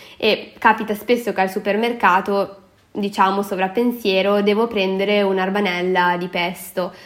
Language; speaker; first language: Italian; native; Italian